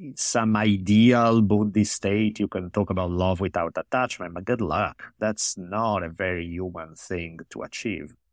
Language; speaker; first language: English; non-native, fluent; Italian